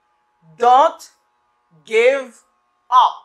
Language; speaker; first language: English; non-native, fluent; Haitian Creole